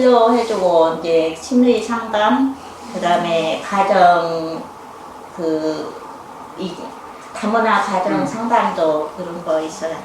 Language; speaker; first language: Korean; non-native, learner; Vietnamese